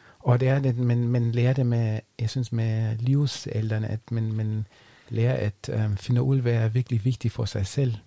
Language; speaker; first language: Danish; non-native, fluent; German